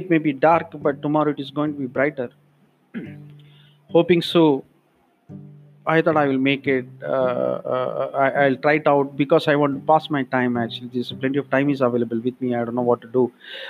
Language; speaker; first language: English; non-native, local second language; Malayalam